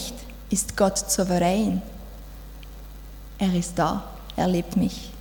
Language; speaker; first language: German; non-native, fluent; French